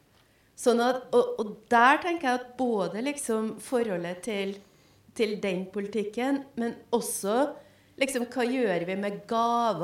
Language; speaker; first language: Norwegian; native; Norwegian